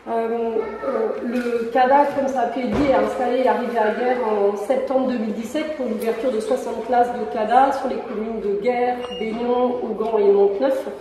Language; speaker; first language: French; native; French